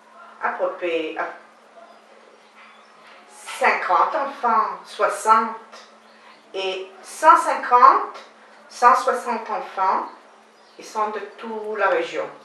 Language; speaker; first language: French; non-native, learner; Hebrew